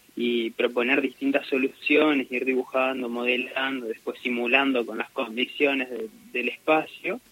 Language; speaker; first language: Spanish; native; Spanish